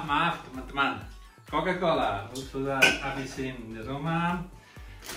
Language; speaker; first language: Indonesian; non-native, learner; Spanish